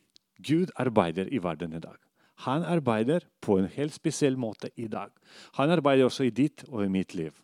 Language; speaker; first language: Norwegian; non-native, fluent; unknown